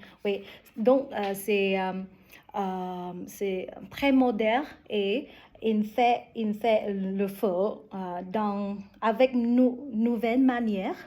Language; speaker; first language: French; non-native, learner; Vietnamese